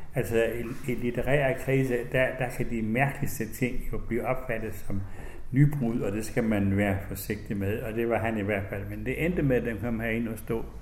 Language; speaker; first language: Danish; native; Danish